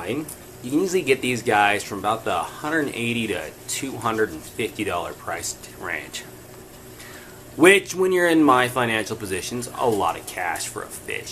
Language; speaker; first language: English; native; English